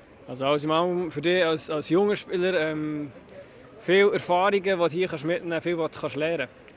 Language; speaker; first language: German; native; German